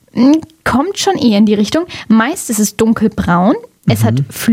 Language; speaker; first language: German; native; German